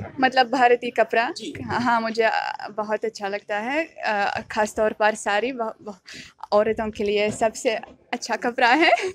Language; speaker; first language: Hindi; non-native, fluent; Russian